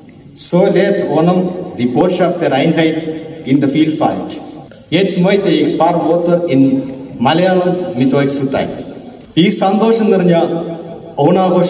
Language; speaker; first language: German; non-native, fluent; Malayalam